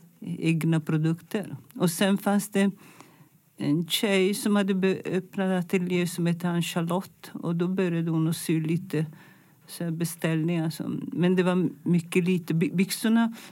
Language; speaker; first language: Swedish; non-native, fluent; Italian